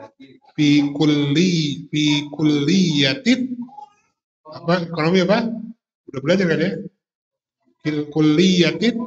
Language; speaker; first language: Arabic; non-native, fluent; Indonesian